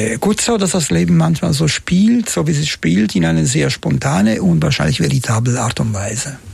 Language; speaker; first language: German; non-native, fluent; Italian